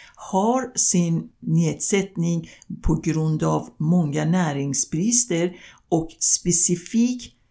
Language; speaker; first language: Swedish; non-native, fluent; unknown